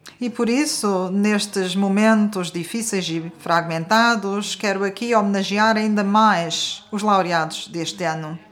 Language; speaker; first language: Portuguese; non-native, fluent; Norwegian